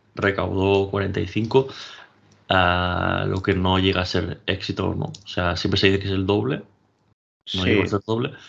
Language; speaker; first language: Spanish; native; Spanish